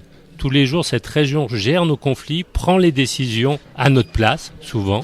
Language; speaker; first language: French; native; French